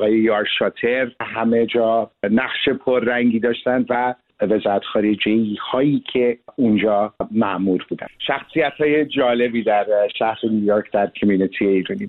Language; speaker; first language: Persian; early bilingual, heritage; Persian